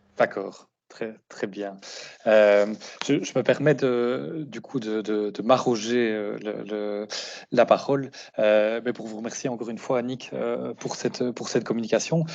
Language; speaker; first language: French; native; French